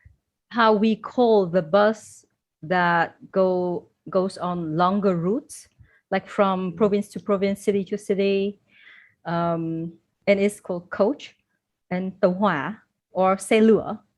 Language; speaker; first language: English; non-native, fluent; Vietnamese